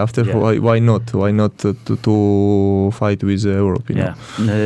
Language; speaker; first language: English; non-native, learner; Georgian